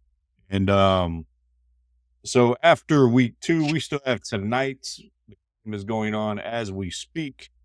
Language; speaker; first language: English; native; English